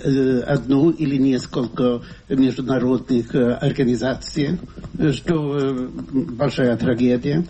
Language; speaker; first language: Russian; non-native, fluent; Swedish